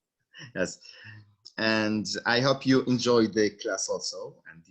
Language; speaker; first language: English; non-native, fluent; Arabic